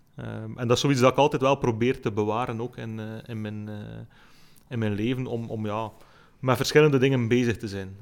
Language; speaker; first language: Dutch; native; Dutch